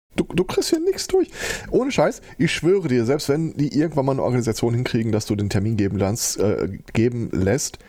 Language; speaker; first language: German; native; German